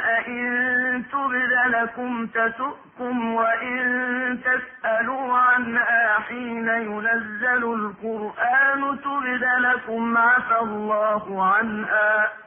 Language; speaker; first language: Arabic; native; Arabic